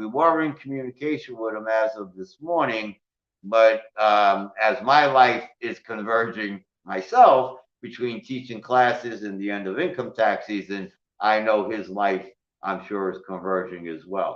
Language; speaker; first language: English; native; English